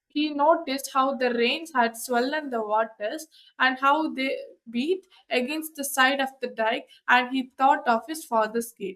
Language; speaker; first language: English; non-native, local second language; Tamil